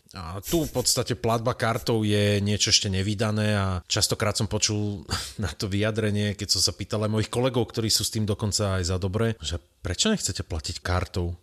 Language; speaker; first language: Slovak; native; Slovak